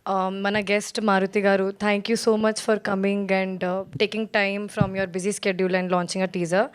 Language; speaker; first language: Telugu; non-native, learner; Hindi